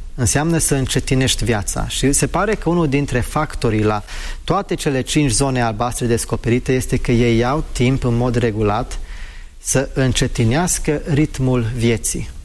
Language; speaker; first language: Romanian; early bilingual, heritage; Romanian